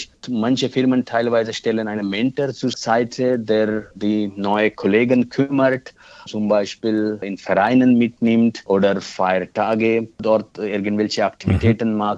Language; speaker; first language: German; non-native, fluent; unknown